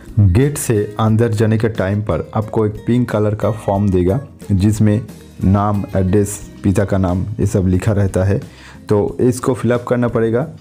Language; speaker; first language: Hindi; non-native, local second language; Bangla